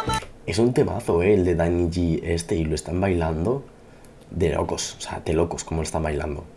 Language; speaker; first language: Spanish; native; Spanish